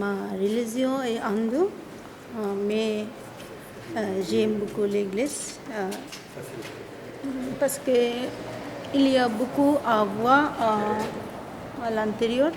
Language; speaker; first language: French; non-native, learner; Bangla